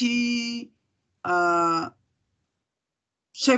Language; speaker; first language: English; non-native, learner; Vietnamese